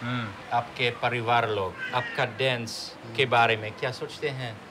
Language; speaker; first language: Hindi; non-native, learner; Dutch